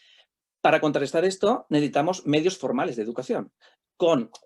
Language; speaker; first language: Spanish; native; Spanish